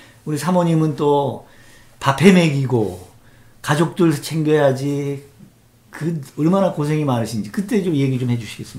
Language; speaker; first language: Korean; native; Korean